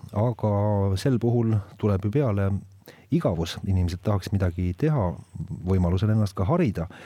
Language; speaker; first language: Estonian; native; Estonian